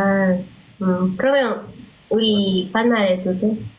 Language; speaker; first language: Korean; non-native, learner; Filipino